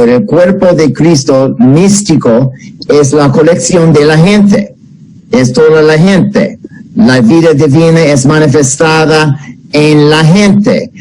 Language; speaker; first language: Spanish; non-native, fluent; English